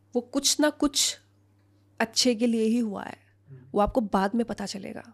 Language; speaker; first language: Hindi; non-native, local second language; Assamese